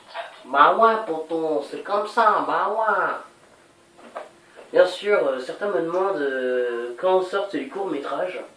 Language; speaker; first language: French; native; French